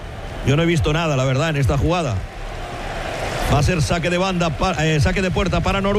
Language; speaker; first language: Spanish; native; Spanish